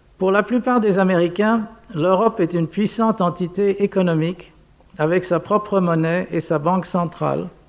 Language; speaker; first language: French; non-native, fluent; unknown